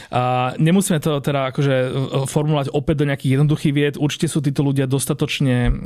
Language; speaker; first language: Slovak; native; Slovak